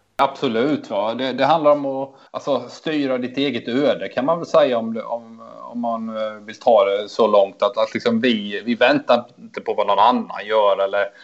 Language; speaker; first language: Swedish; native; Swedish